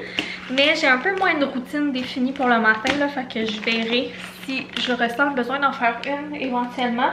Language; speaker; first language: French; native; French